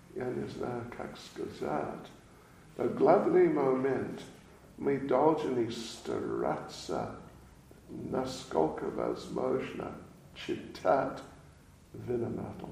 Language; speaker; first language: Russian; non-native, learner; English